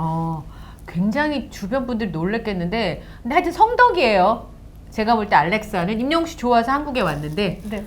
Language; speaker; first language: Korean; native; Korean